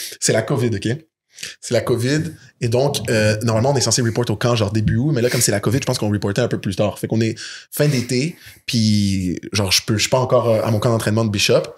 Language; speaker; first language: French; native; French